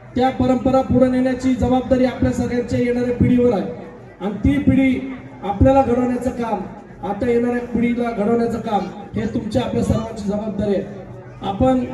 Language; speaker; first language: Marathi; native; Marathi